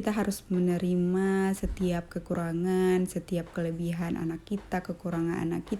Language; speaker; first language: Indonesian; native; Indonesian